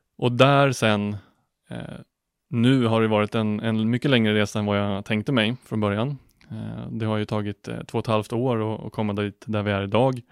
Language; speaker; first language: Swedish; native; Swedish